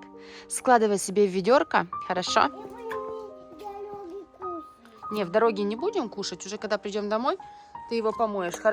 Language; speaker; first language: Russian; native; Russian